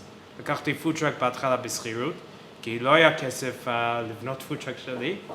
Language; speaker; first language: Hebrew; non-native, fluent; English